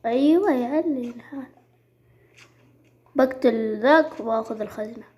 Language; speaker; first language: Arabic; native; Arabic